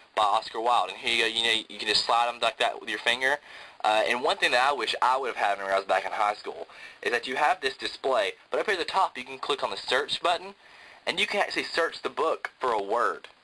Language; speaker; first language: English; native; English